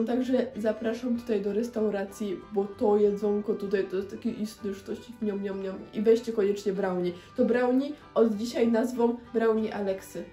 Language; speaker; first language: Polish; native; Polish